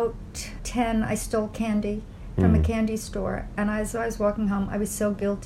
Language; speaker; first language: English; native; English